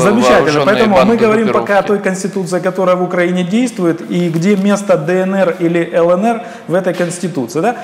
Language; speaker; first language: Russian; native; Russian